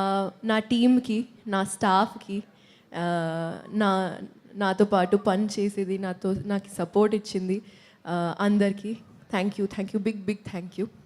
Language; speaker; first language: Telugu; non-native, local second language; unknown